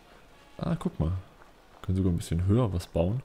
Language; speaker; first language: German; native; German